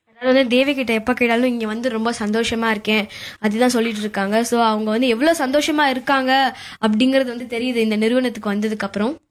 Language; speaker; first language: Tamil; native; Tamil